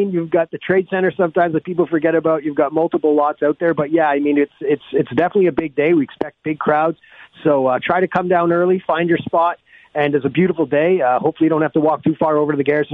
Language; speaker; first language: English; native; English